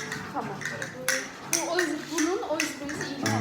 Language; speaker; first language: Turkish; non-native, learner; Azerbaijani